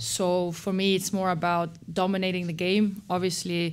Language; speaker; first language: English; non-native, fluent; Swedish